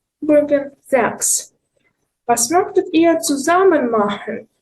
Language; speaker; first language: German; non-native, learner; Ukrainian